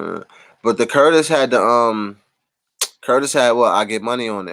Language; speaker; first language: English; native; English